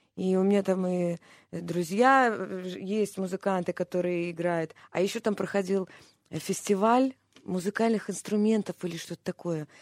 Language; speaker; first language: Russian; native; Russian